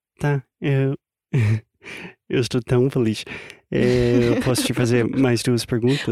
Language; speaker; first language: Portuguese; non-native, learner; English